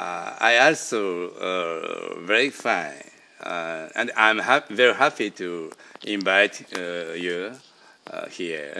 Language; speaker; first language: English; non-native, learner; Japanese